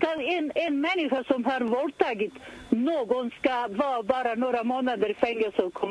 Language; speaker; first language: Swedish; non-native, fluent; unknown